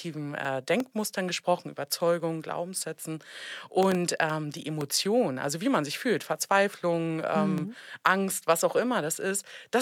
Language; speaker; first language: German; native; German